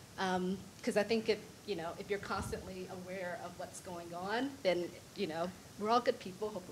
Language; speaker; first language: English; native; English